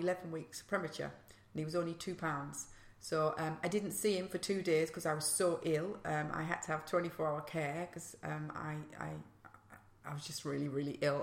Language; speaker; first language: English; native; English